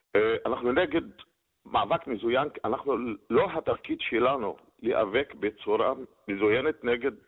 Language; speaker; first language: Hebrew; native; Hebrew